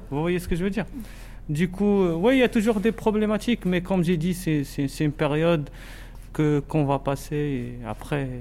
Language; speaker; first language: French; non-native, local second language; Arabic